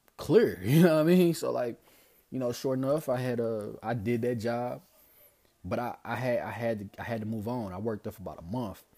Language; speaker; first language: English; native; English